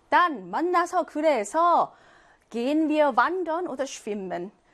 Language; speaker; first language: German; non-native, fluent; Korean